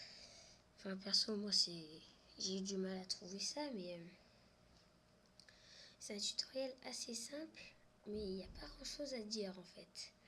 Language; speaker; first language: French; native; French